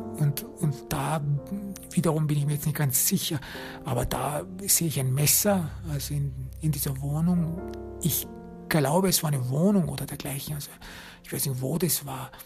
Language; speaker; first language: German; early bilingual, other home language; Turkish